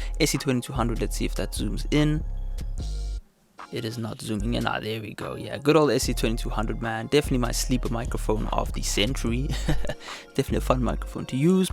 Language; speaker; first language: English; native; English